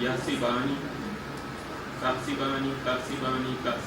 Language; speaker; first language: Arabic; non-native, learner; Urdu